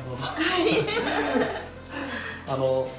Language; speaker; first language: Japanese; non-native, fluent; English